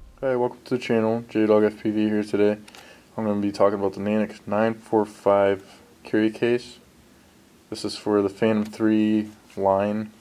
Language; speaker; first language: English; native; English